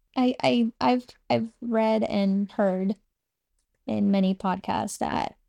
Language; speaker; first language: English; non-native, fluent; Spanish